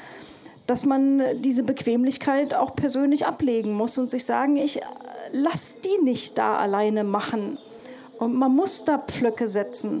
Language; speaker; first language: German; native; German